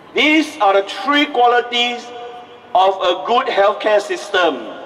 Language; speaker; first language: English; non-native, local second language; Min Nan Chinese